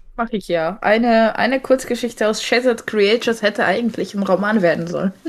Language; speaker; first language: German; non-native, fluent; Czech